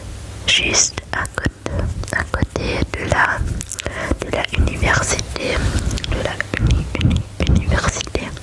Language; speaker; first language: French; non-native, learner; German